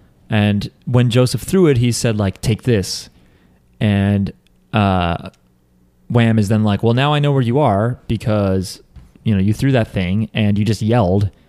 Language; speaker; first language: English; native; English